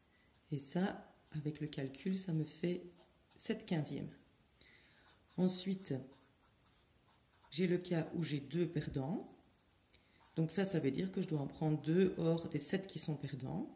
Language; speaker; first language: French; native; French